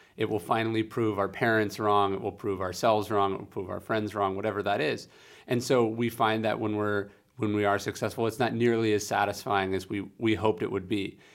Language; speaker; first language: English; native; English